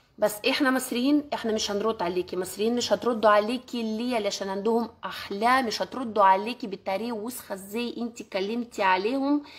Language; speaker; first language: Arabic; non-native, learner; Russian